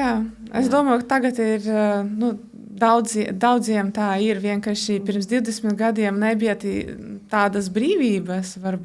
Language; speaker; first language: Latvian; non-native, local second language; Russian